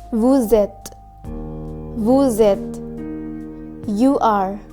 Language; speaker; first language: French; non-native, fluent; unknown